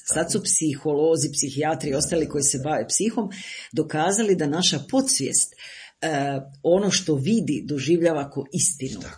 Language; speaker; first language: Croatian; native; Croatian